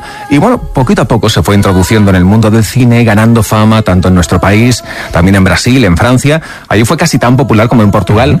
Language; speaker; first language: Spanish; native; Spanish